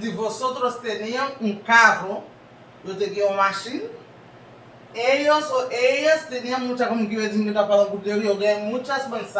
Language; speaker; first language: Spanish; non-native, learner; Haitian Creole